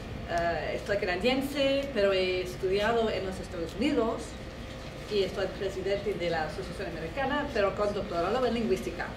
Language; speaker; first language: Spanish; non-native, fluent; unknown